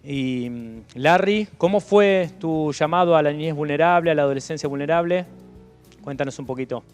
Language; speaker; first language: Spanish; native; Spanish